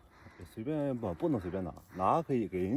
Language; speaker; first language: Chinese; native; Chinese